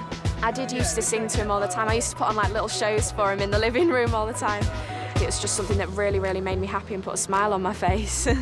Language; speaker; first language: English; native; English